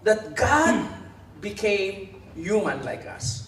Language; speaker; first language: English; non-native, local second language; Filipino